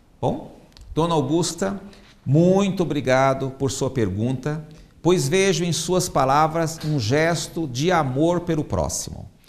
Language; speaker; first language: Portuguese; native; Portuguese